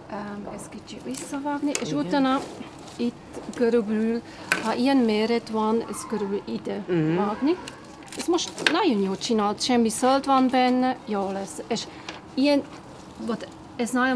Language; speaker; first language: Hungarian; non-native, learner; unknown